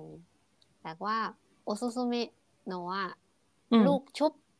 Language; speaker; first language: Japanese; non-native, fluent; Thai